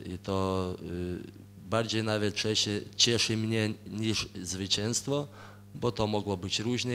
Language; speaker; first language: Polish; non-native, fluent; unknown